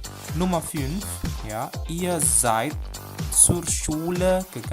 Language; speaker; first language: German; non-native, fluent; Indonesian